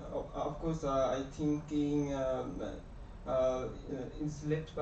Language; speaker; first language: English; non-native, learner; Bangla